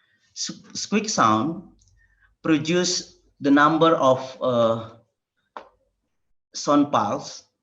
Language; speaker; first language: English; non-native, learner; Indonesian